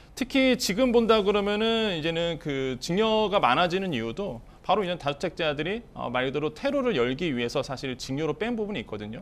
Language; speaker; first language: Korean; native; Korean